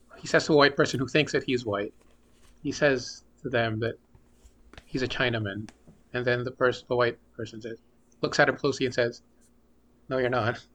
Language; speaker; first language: English; early bilingual, other home language; Filipino